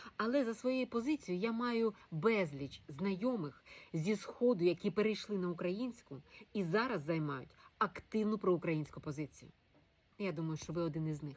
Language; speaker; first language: Ukrainian; non-native, local second language; Russian